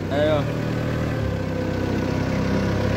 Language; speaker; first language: Arabic; non-native, learner; Filipino